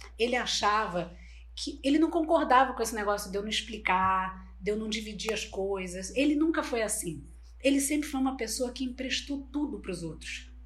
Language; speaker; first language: Portuguese; non-native, local second language; Spanish